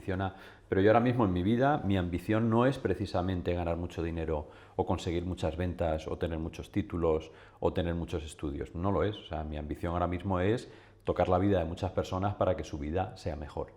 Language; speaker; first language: Spanish; native; Spanish